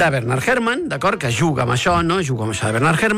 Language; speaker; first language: Catalan; native; Catalan